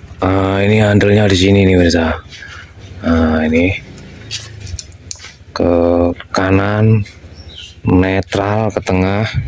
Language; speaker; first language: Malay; non-native, local second language; Javanese